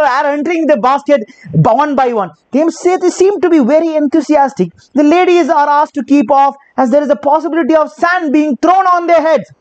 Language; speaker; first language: English; non-native, local second language; Malayalam